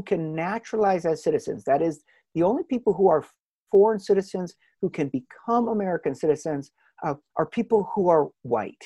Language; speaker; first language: English; native; English